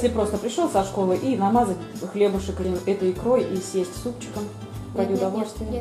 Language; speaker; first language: Russian; native; Russian